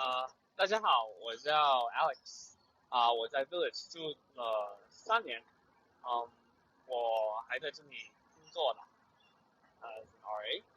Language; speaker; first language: Chinese; early bilingual, heritage; Chinese